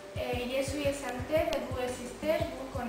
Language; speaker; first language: French; non-native, learner; Spanish